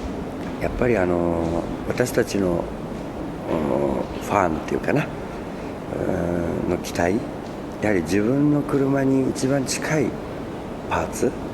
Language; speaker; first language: Japanese; native; Japanese